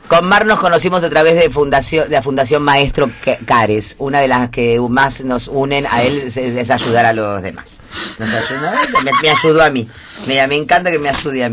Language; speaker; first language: Spanish; native; Spanish